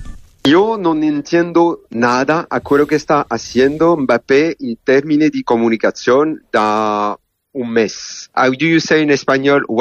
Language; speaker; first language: Spanish; non-native, learner; French